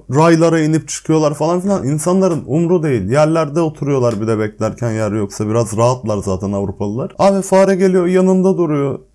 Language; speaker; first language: Turkish; native; Turkish